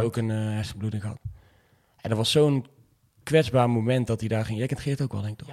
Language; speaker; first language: Dutch; native; Dutch